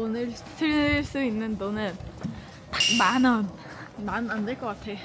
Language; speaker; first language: Korean; non-native, fluent; Turkish